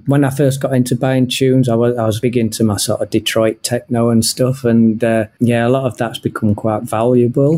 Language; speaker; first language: English; native; English